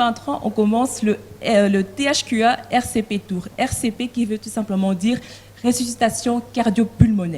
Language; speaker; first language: French; non-native, local second language; Lingala